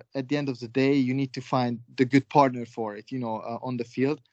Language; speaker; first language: English; non-native, fluent; Hungarian